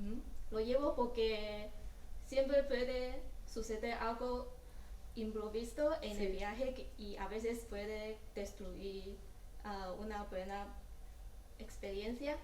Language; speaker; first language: Spanish; non-native, learner; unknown